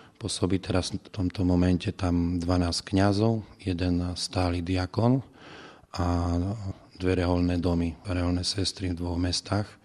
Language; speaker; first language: Slovak; native; Slovak